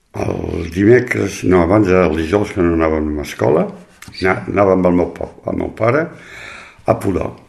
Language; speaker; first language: Catalan; non-native, local second language; French